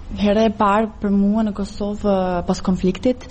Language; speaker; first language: Albanian; non-native, fluent; Serbian